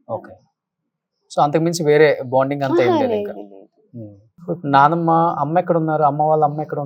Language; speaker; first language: Telugu; native; Telugu